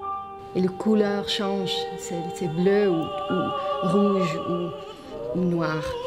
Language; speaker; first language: French; non-native, learner; English